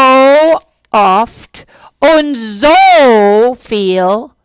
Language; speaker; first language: German; non-native, fluent; English